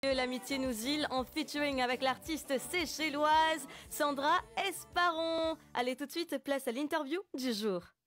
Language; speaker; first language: French; non-native, local second language; Morisyen